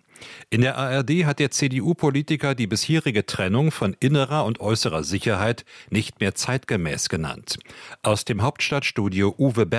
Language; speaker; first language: German; native; German